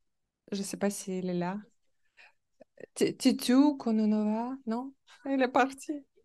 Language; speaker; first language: French; non-native, learner; Russian